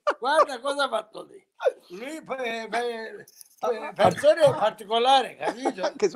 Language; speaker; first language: Italian; non-native, learner; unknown